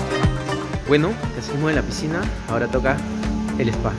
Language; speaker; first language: Spanish; native; Spanish